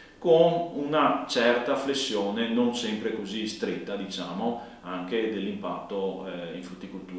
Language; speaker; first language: Italian; native; Italian